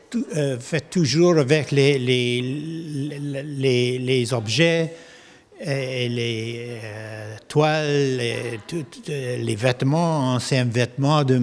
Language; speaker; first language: French; non-native, local second language; English